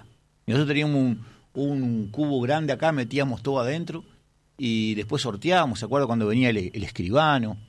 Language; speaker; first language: Spanish; native; Spanish